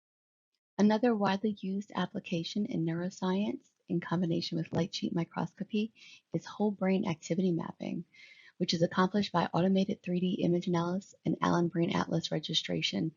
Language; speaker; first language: English; native; English